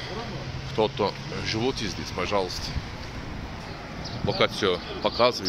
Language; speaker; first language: Russian; non-native, local second language; Turkish